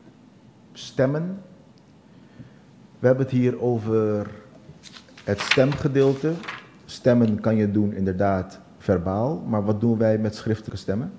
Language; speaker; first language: Dutch; non-native, local second language; Papiamento